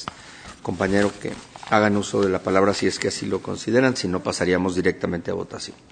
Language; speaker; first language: Spanish; native; Spanish